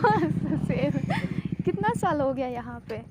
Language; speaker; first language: Hindi; non-native, local second language; Khasi